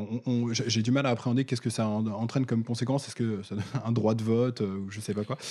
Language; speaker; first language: French; native; French